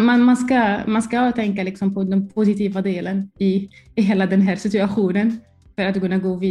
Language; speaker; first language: Swedish; non-native, fluent; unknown